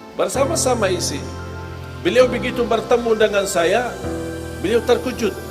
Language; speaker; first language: Indonesian; non-native, fluent; Arabic